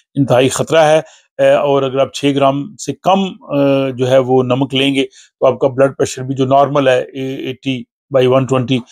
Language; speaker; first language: Urdu; non-native, local second language; Punjabi